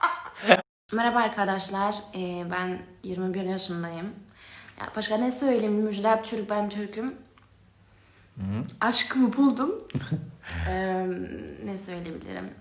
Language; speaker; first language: Turkish; early bilingual, heritage; Turkish